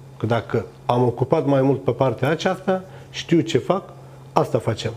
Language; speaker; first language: Romanian; non-native, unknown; Turkish